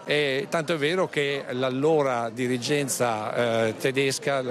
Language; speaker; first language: Italian; native; Italian